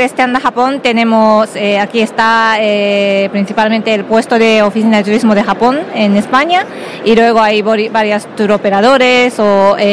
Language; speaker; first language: Spanish; non-native, fluent; Japanese